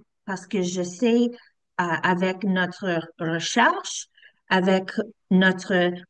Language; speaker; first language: French; non-native, learner; English